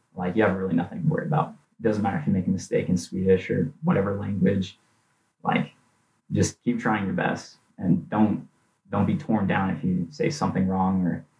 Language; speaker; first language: English; native; English